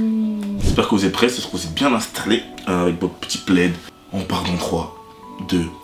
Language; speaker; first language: French; native; French